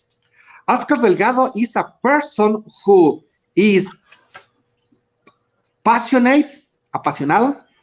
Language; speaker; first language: English; non-native, learner; Spanish